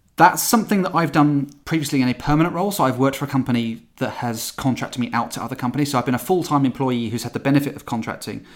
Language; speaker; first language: English; native; English